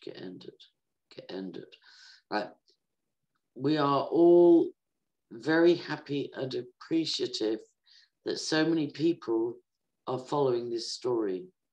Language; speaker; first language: English; native; English